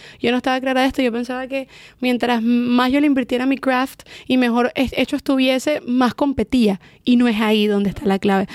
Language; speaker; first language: Spanish; native; Spanish